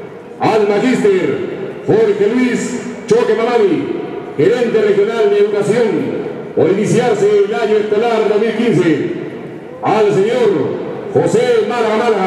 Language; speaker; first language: Spanish; native; Spanish